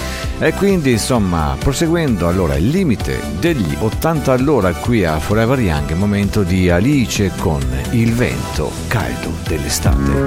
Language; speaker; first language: Italian; native; Italian